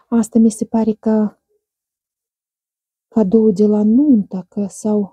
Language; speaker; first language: Romanian; non-native, learner; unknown